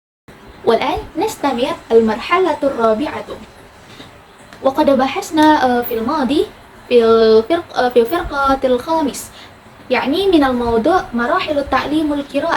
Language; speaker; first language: Arabic; non-native, learner; Indonesian